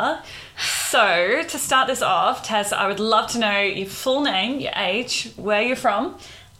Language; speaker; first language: English; native; English